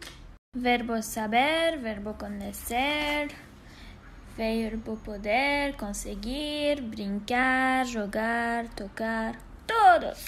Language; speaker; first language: Portuguese; non-native, learner; Arabic